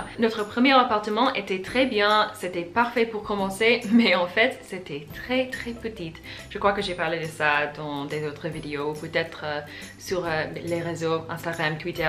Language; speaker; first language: French; non-native, fluent; English